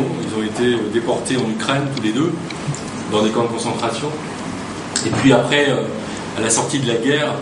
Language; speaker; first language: French; native; French